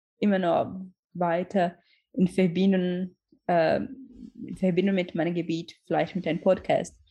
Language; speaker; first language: German; non-native, learner; Portuguese